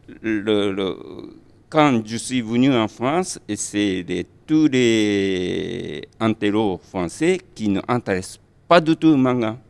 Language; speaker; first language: French; non-native, fluent; Japanese